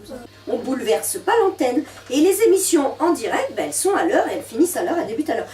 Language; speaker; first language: French; native; French